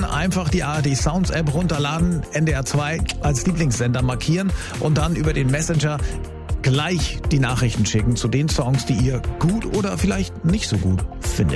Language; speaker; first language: German; native; German